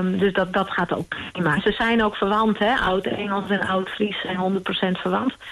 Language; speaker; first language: Dutch; non-native, local second language; Western Frisian